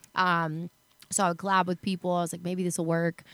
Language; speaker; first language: English; native; English